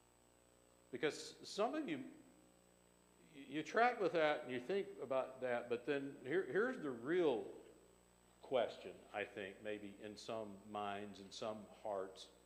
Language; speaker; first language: English; native; English